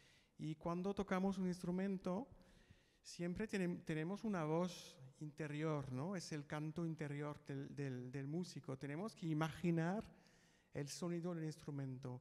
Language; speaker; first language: Spanish; non-native, fluent; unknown